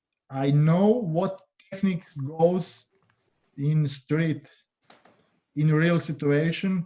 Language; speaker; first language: English; non-native, learner; Croatian